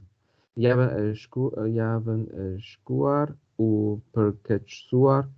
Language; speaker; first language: Albanian; non-native, learner; Chinese